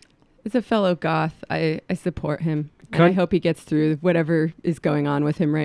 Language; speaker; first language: English; native; English